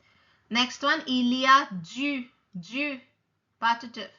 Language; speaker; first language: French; non-native, fluent; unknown